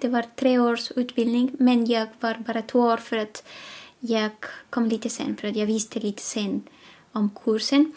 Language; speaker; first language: Swedish; non-native, fluent; Spanish